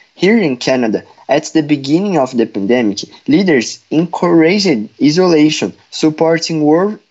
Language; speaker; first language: English; non-native, fluent; Portuguese